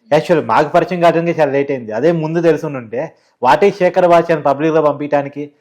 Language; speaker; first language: Telugu; native; Telugu